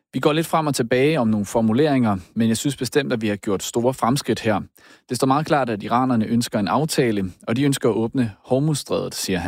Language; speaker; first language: Danish; native; Danish